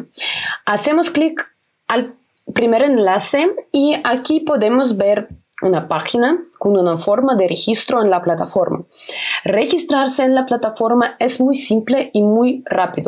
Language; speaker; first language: Spanish; non-native, fluent; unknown